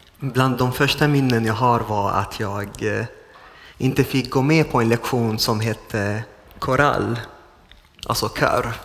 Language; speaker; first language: Swedish; non-native, fluent; Arabic